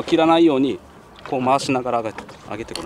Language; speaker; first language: Japanese; native; Japanese